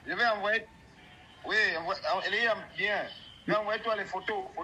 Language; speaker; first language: French; non-native, learner; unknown